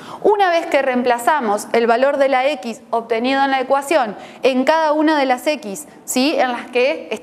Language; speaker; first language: Spanish; native; Spanish